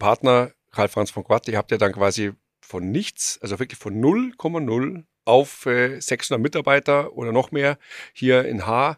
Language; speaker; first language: German; native; German